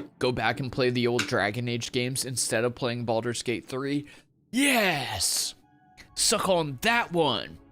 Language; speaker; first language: English; native; English